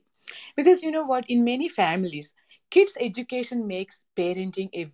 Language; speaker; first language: English; non-native, local second language; Malayalam